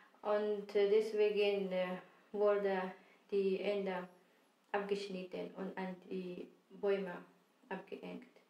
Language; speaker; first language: German; non-native, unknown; Persian